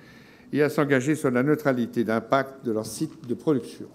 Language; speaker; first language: French; native; French